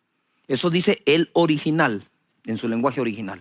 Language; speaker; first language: Spanish; native; Spanish